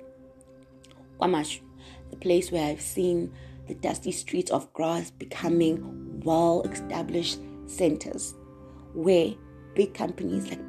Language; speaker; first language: English; non-native, local second language; Zulu